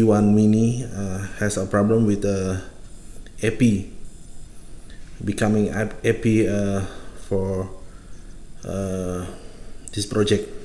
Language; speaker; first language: English; non-native, fluent; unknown